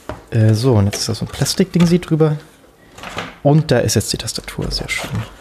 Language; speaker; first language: German; native; German